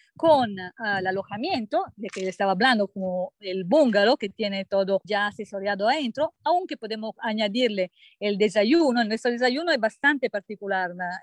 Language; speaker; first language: Spanish; non-native, fluent; Italian